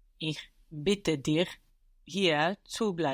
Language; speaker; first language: German; non-native, learner; English